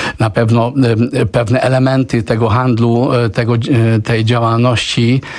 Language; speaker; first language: Polish; non-native, fluent; Hungarian